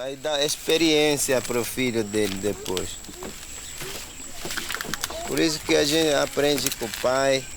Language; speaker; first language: Portuguese; non-native, local second language; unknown